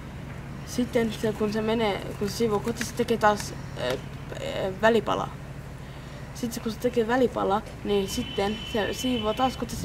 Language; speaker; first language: Finnish; early bilingual, other home language; Somali